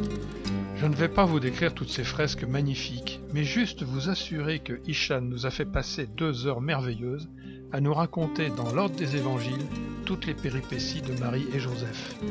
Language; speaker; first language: French; native; French